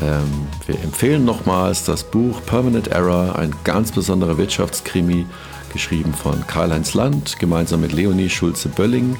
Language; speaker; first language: German; native; German